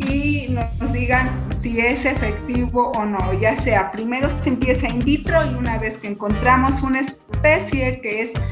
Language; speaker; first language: Spanish; native; Spanish